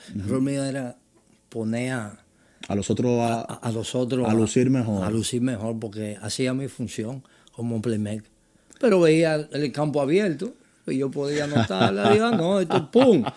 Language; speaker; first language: Spanish; native; Spanish